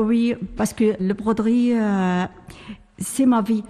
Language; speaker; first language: French; non-native, learner; Arabic